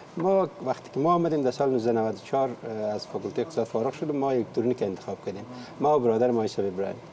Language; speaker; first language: Persian; native; Persian